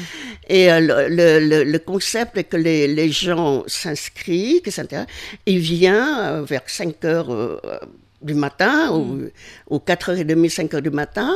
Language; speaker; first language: French; non-native, fluent; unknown